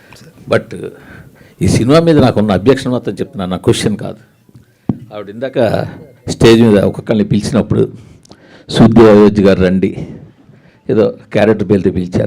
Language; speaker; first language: Telugu; native; Telugu